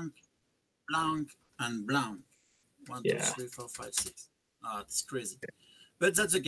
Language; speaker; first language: English; non-native, fluent; French